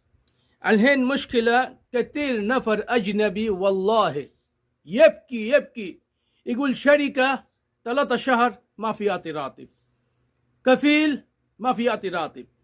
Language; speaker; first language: Arabic; non-native, learner; Bangla